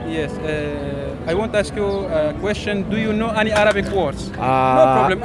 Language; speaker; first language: English; non-native, learner; Arabic